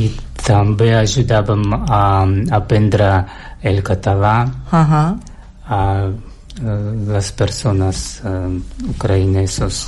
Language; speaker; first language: Catalan; non-native, learner; Russian